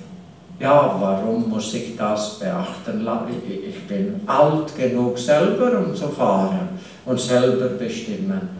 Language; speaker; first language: German; non-native, fluent; English